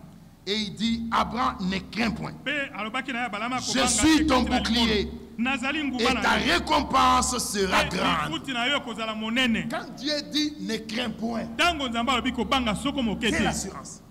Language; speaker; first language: French; non-native, local second language; Lingala